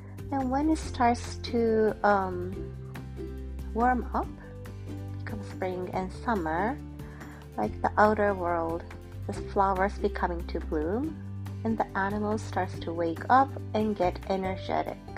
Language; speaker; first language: English; non-native, fluent; Japanese